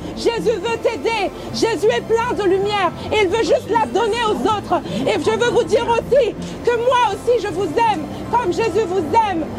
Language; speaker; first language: French; native; French